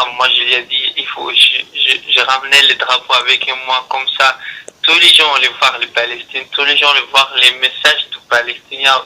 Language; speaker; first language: French; non-native, learner; Arabic